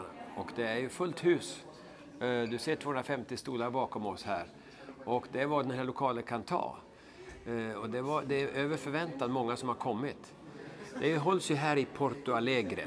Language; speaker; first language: Swedish; native; Swedish